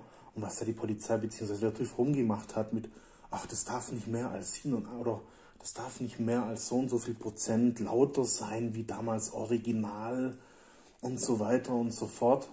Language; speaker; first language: German; native; German